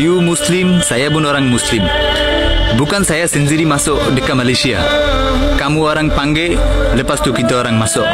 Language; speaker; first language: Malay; non-native, learner; Bangla